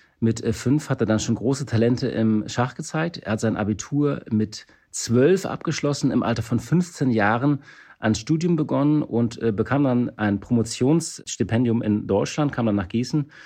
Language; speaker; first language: German; native; German